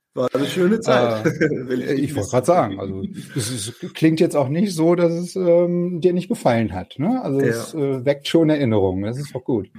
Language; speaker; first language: German; native; German